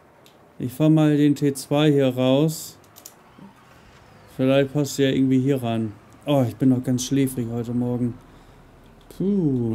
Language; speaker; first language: German; native; German